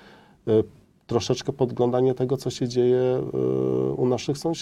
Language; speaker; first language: Polish; native; Polish